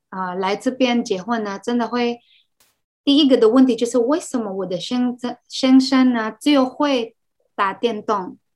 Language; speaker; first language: Chinese; non-native, fluent; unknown